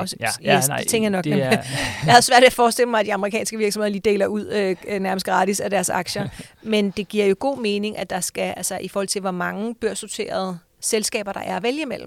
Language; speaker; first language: Danish; native; Danish